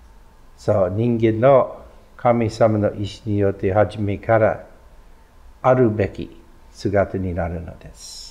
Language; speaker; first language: Japanese; non-native, fluent; English